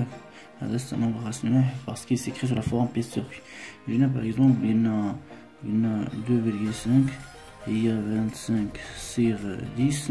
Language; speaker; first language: French; non-native, local second language; Arabic